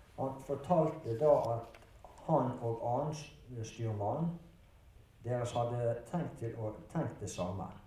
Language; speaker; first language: Norwegian; early bilingual, other home language; German